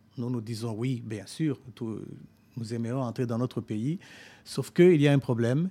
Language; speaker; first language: French; non-native, local second language; Rundi